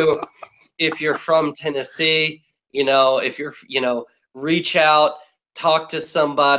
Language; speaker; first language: English; native; English